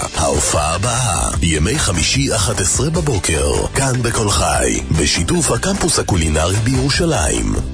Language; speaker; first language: Hebrew; native; Hebrew